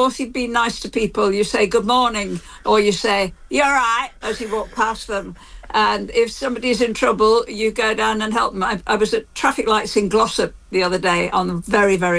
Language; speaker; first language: English; native; English